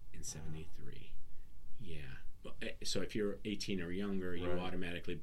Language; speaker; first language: English; early bilingual, other home language; Serbian